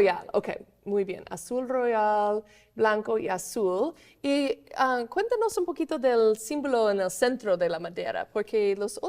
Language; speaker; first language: Spanish; non-native, fluent; English